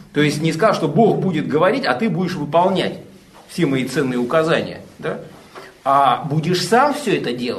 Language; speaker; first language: Russian; native; Russian